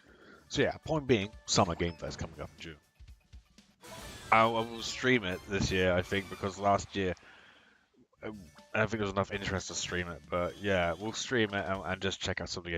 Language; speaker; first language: English; native; English